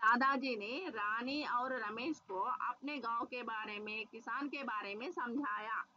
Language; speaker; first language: Hindi; non-native, local second language; Telugu